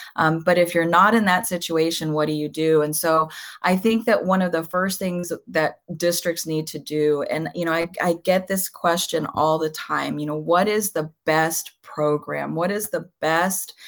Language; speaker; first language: English; early bilingual, other home language; Spanish